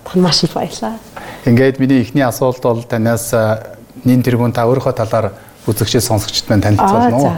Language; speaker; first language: Mongolian; native; Mongolian